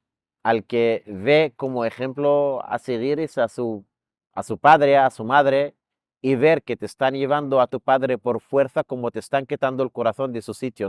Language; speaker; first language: Spanish; non-native, fluent; Arabic